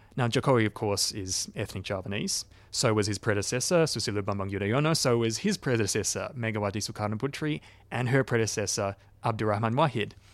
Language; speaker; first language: English; native; English